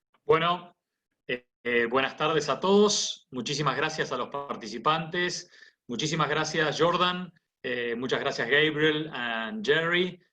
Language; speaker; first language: Spanish; native; Spanish